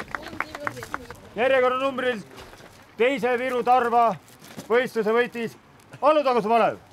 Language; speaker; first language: Estonian; native; Estonian